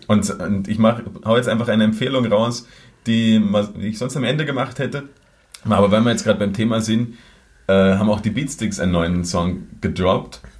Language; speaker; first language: German; native; German